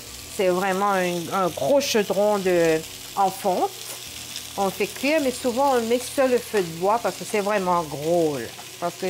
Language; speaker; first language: French; non-native, local second language; Morisyen